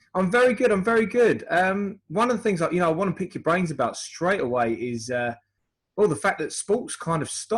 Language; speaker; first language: English; native; English